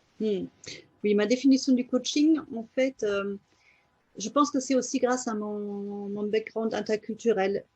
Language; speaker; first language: French; non-native, fluent; German